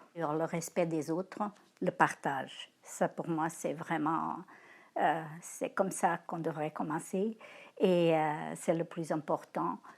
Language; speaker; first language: French; non-native, fluent; Portuguese